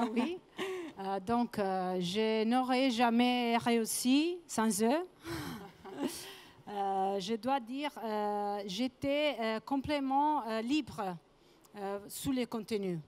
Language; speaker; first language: French; non-native, fluent; Italian